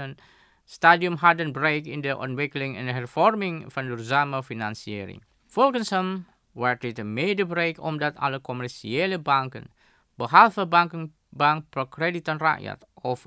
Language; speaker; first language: Dutch; non-native, fluent; Indonesian